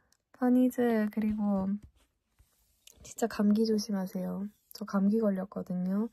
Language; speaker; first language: Korean; early bilingual, heritage; English